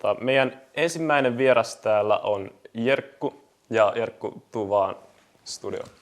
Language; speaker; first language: Finnish; native; Finnish